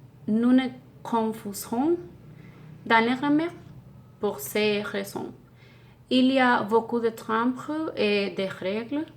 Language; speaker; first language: French; non-native, learner; Spanish